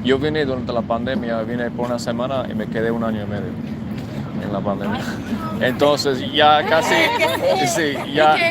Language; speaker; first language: Spanish; non-native, fluent; English